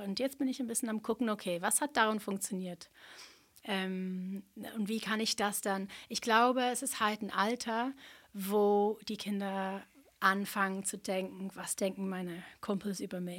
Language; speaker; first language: German; non-native, fluent; English